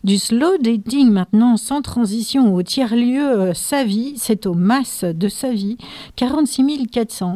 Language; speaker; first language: French; native; French